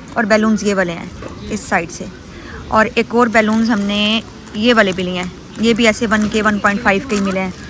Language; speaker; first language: Urdu; native; Urdu